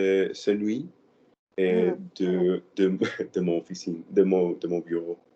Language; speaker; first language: French; non-native, learner; Spanish